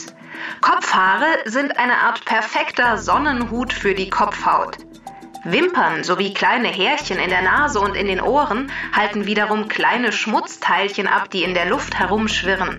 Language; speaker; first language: German; native; German